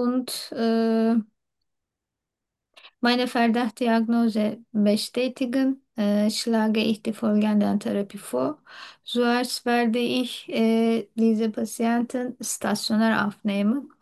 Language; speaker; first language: German; non-native, learner; Turkish